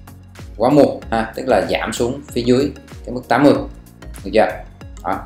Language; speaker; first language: Vietnamese; native; Vietnamese